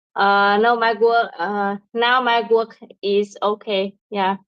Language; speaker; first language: English; non-native, learner; Vietnamese